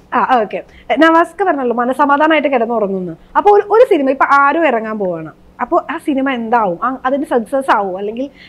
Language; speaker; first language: Malayalam; native; Malayalam